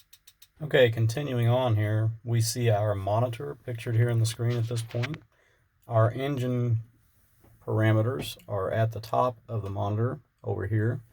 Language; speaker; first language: English; native; English